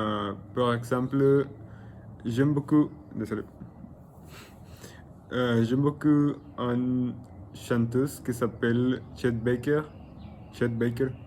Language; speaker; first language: French; non-native, learner; Spanish